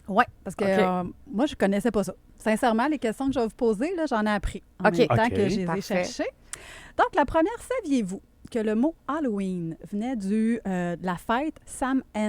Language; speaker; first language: French; native; French